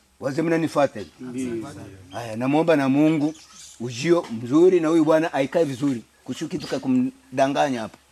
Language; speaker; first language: Swahili; native; Swahili